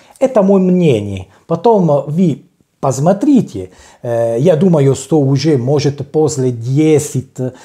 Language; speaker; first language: Russian; non-native, learner; Italian